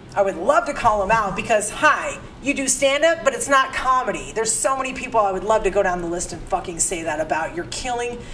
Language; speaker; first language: English; native; English